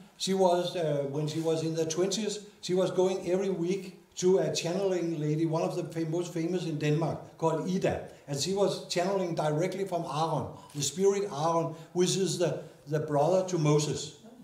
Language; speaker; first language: English; non-native, fluent; Danish